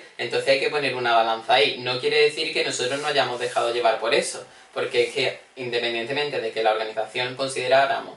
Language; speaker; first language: Spanish; native; Spanish